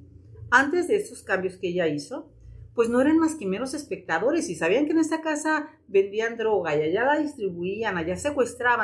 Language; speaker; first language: Spanish; native; Spanish